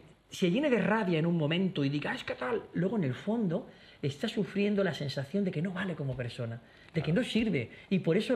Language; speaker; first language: Spanish; native; Spanish